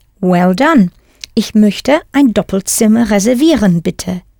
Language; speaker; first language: German; non-native, fluent; English